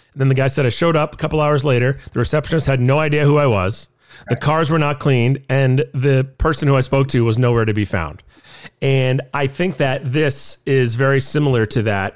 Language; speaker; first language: English; native; English